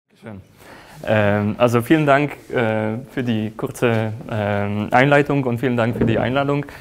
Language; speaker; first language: German; non-native, fluent; Polish